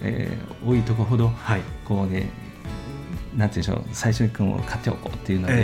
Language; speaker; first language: Japanese; native; Japanese